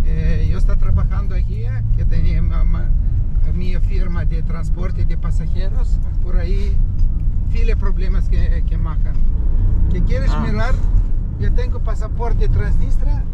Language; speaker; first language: Spanish; non-native, learner; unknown